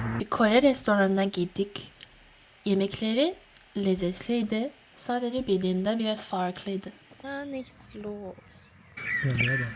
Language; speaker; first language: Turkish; non-native, learner; Chinese